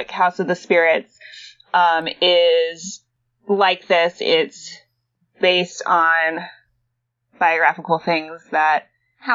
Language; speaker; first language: English; native; English